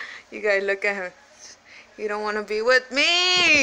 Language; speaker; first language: English; early bilingual, other home language; Spanish